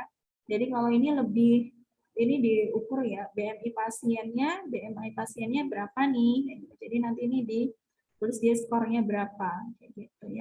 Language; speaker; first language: Indonesian; native; Indonesian